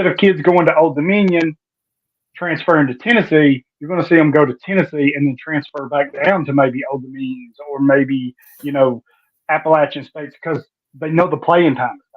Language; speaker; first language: English; native; English